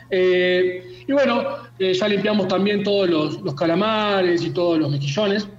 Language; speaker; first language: Spanish; native; Spanish